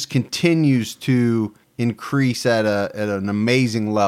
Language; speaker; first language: English; native; English